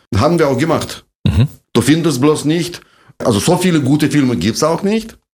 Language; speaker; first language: German; non-native, fluent; Russian